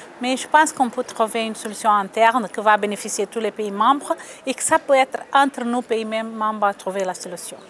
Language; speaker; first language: French; non-native, fluent; Portuguese